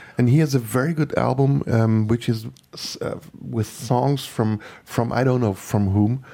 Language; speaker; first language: English; non-native, fluent; Turkish